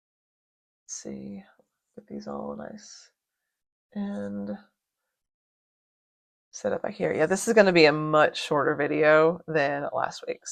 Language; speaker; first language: English; native; English